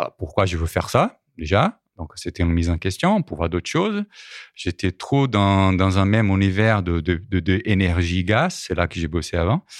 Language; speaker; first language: French; non-native, fluent; Portuguese